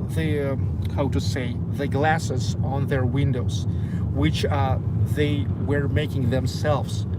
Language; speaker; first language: English; non-native, fluent; Russian